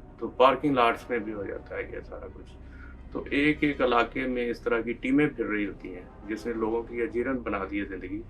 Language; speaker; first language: Urdu; native; Urdu